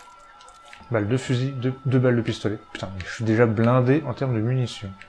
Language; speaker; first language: French; native; French